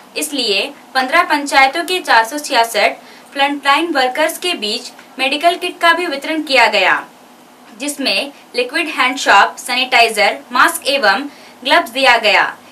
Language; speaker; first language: Hindi; native; Hindi